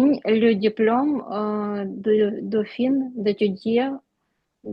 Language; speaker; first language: French; non-native, learner; Ukrainian